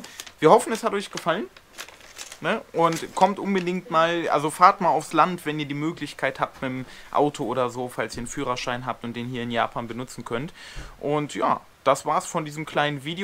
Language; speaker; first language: German; native; German